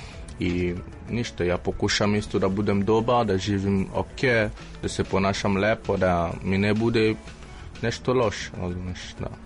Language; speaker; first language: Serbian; non-native, fluent; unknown